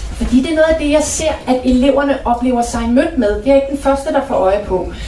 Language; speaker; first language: Danish; native; Danish